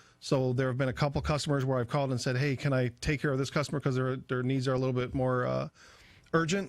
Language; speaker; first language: English; native; English